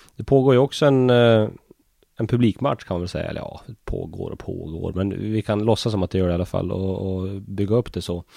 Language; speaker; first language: Swedish; native; Swedish